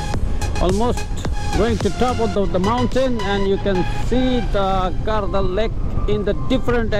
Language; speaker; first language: English; non-native, learner; Bangla